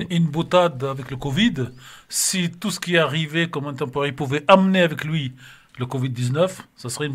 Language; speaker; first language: French; native; French